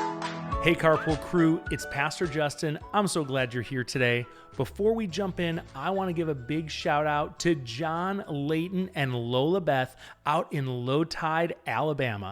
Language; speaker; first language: English; native; English